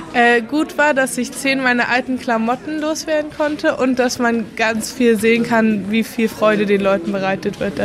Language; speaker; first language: German; non-native, learner; Arabic